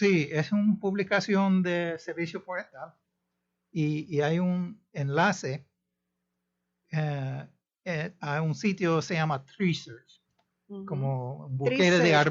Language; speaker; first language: Spanish; non-native, fluent; English